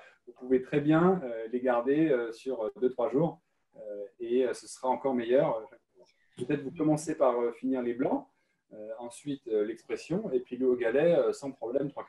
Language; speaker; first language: French; native; French